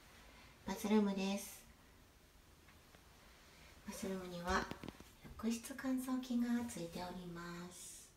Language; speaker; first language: Japanese; native; Japanese